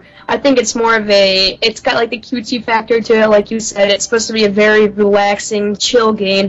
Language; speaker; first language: English; native; English